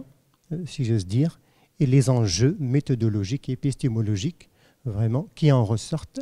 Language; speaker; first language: French; non-native, fluent; Arabic